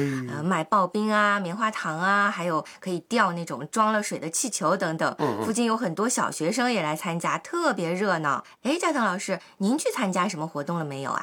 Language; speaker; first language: Chinese; native; Chinese